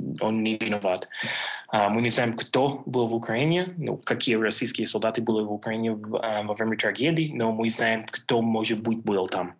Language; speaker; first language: Russian; non-native, fluent; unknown